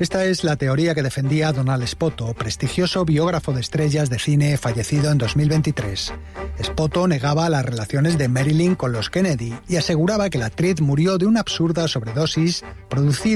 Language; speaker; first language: Spanish; native; Spanish